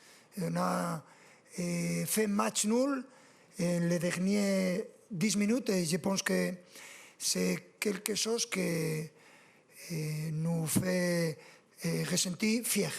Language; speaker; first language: French; non-native, fluent; Spanish